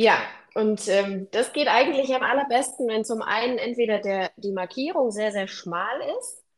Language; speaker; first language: German; native; German